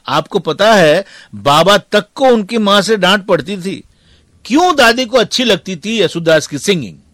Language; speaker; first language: Hindi; native; Hindi